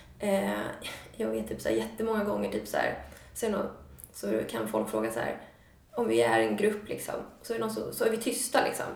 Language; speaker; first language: Swedish; native; Swedish